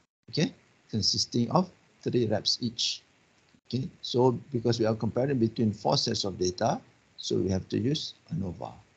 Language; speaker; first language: English; non-native, local second language; Malay